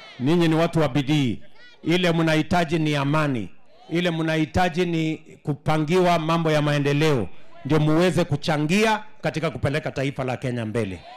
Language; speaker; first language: Swahili; non-native, local second language; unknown